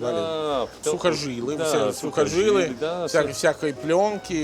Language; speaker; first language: Russian; non-native, fluent; Italian